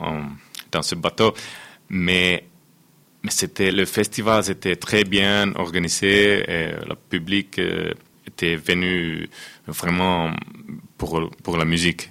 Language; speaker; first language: French; non-native, fluent; Finnish